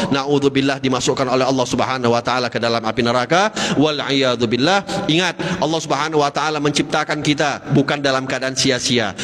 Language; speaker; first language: Malay; native; Malay